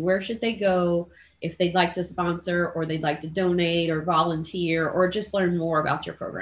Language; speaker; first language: English; native; English